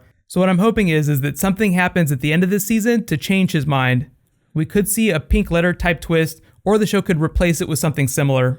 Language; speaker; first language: English; native; English